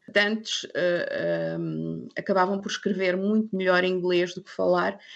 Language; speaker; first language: Portuguese; non-native, fluent; English